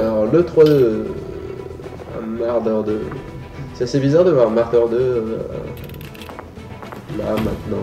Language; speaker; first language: French; native; French